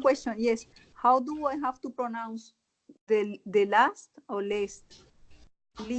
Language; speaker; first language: English; non-native, learner; Spanish